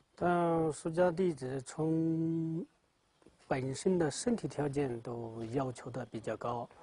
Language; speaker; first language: Chinese; native; Chinese